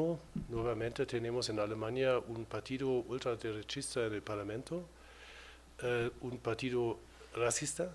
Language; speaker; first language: Spanish; non-native, fluent; German